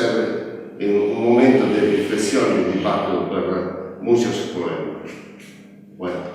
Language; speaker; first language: Spanish; non-native, learner; Italian